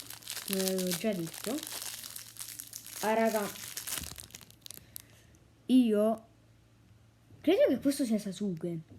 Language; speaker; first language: Italian; native; Italian